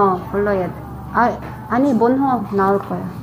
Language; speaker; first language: Korean; non-native, learner; Filipino